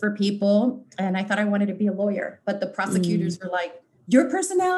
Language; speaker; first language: English; native; English